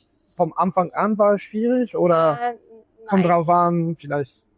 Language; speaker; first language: German; non-native, fluent; Italian